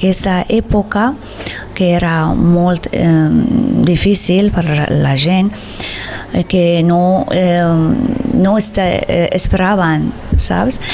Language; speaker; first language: Catalan; non-native, learner; Persian